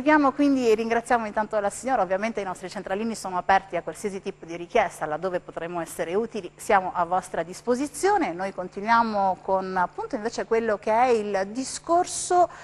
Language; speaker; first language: Italian; native; Italian